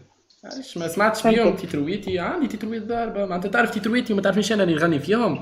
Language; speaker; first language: Arabic; native; Arabic